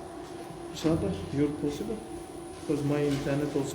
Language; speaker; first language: English; non-native, learner; Turkish